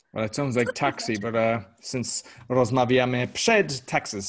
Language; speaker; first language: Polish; non-native, learner; English